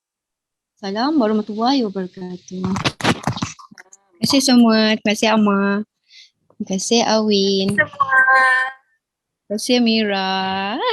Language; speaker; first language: Malay; native; Malay